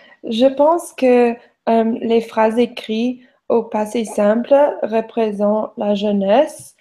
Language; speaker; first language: French; non-native, learner; English